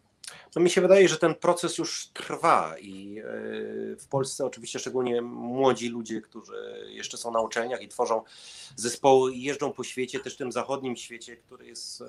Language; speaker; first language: Polish; early bilingual, heritage; Polish